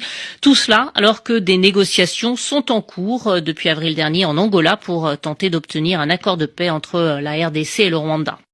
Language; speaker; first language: French; native; French